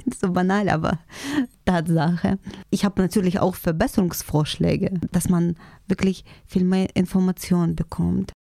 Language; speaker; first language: German; non-native, fluent; Russian